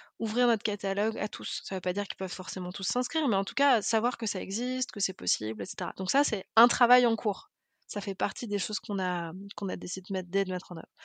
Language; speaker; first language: French; native; French